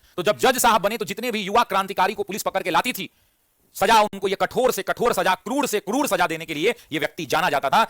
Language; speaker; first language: Hindi; native; Hindi